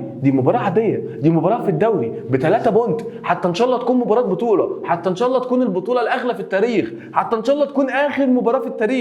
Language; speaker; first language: Arabic; native; Arabic